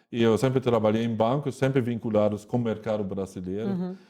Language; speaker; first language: Portuguese; non-native, fluent; German